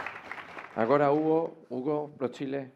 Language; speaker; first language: Portuguese; non-native, learner; Spanish